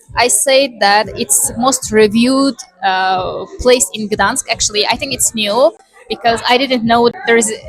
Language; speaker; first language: English; non-native, learner; Azerbaijani